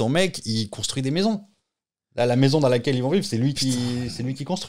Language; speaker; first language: French; native; French